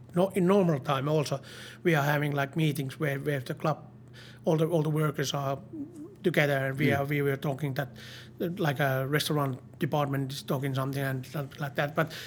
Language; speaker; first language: English; non-native, learner; Finnish